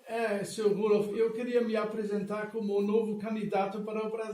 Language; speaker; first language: Portuguese; non-native, fluent; German